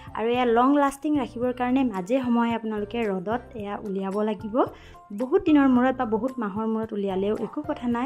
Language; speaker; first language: Assamese; non-native, local second language; Nepali